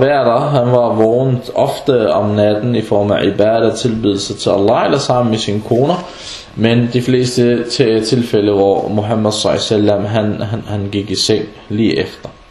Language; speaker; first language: Danish; non-native, fluent; Arabic